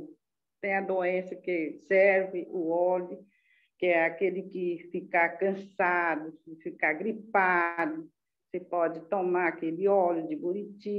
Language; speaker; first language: Portuguese; non-native, local second language; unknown